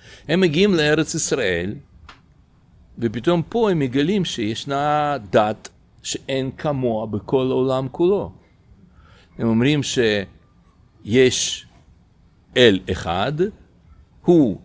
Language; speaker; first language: Hebrew; non-native, fluent; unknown